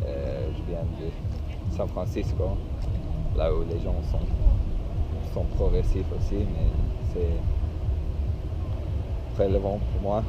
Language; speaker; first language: French; non-native, fluent; English